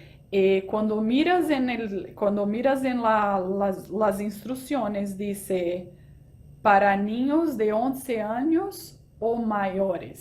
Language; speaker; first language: Spanish; non-native, fluent; Portuguese